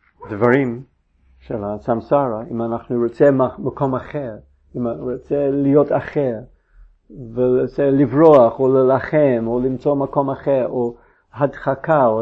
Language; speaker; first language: Hebrew; non-native, fluent; English